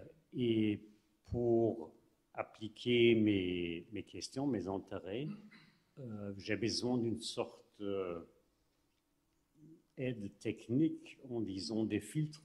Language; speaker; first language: French; non-native, fluent; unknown